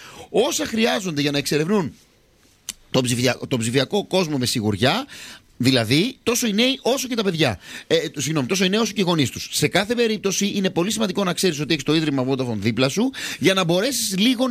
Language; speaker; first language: Greek; native; Greek